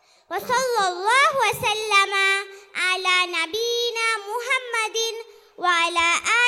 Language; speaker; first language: Arabic; non-native, learner; Bangla